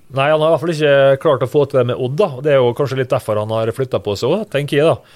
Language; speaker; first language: Norwegian; native; Norwegian